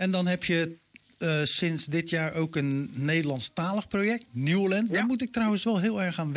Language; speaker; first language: Dutch; native; Dutch